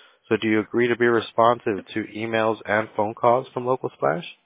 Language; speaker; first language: English; early bilingual, other home language; Spanish